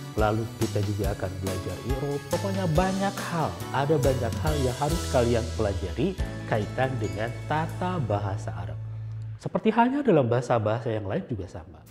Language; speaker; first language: Indonesian; non-native, local second language; Sundanese